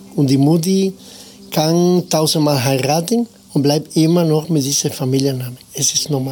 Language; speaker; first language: German; non-native, fluent; Spanish